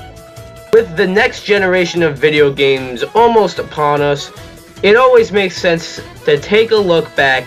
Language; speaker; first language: English; native; English